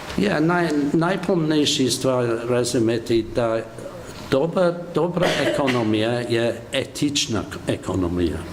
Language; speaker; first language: Slovenian; non-native, fluent; English